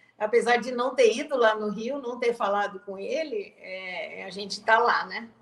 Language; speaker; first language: Portuguese; native; Portuguese